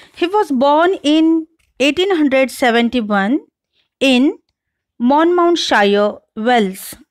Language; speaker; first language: English; non-native, local second language; Marathi